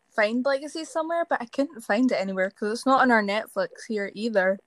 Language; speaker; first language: English; native; English